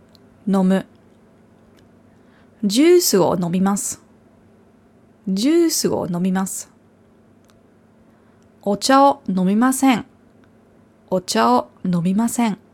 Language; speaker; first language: Japanese; non-native, fluent; German